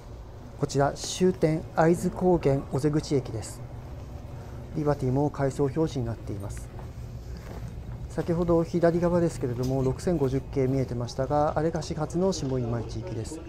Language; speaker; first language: Japanese; native; Japanese